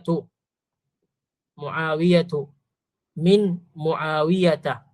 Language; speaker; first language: Arabic; non-native, fluent; Filipino